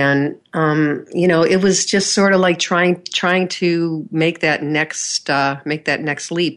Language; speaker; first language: English; native; English